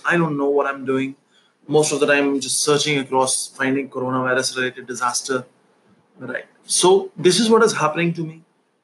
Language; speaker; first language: English; non-native, local second language; Hindi